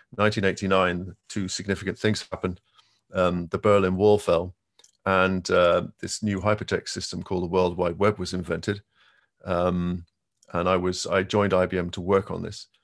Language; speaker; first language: English; native; English